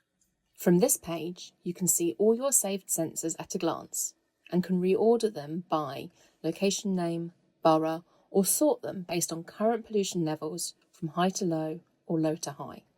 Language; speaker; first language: English; native; English